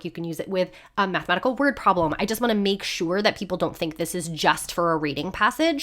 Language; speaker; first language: English; native; English